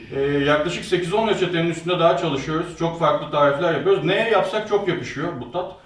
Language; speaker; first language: Turkish; native; Turkish